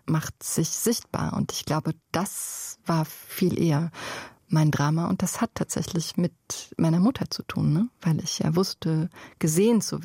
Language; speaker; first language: German; native; German